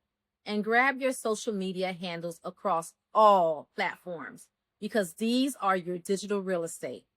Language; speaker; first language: English; native; English